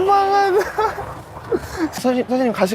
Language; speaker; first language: Korean; non-native, fluent; Thai